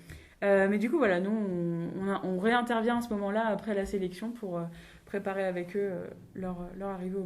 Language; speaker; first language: French; native; French